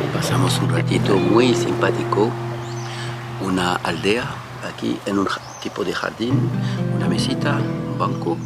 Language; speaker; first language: Spanish; non-native, learner; French